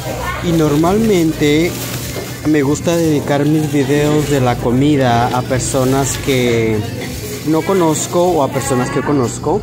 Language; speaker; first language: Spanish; early bilingual, heritage; Spanish